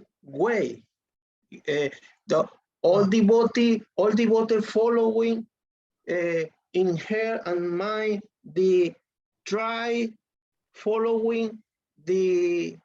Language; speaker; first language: English; non-native, learner; Spanish